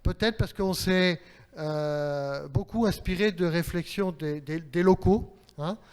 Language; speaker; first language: French; native; French